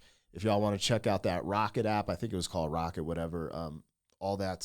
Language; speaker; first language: English; native; English